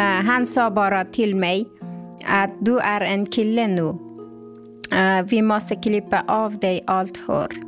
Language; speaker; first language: Swedish; non-native, local second language; Persian